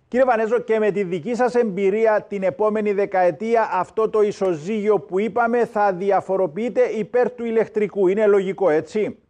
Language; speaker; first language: Greek; native; Greek